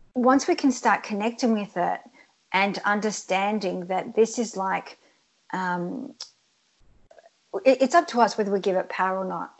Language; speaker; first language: English; early bilingual, other home language; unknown